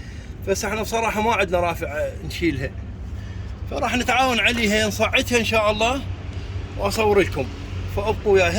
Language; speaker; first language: Arabic; native; Arabic